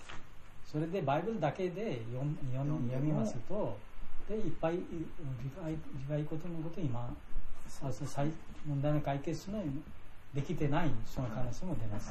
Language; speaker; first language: Japanese; non-native, learner; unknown